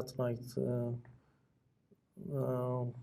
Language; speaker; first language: English; non-native, learner; Persian